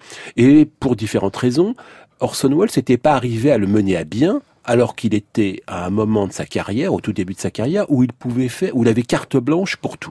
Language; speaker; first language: French; native; French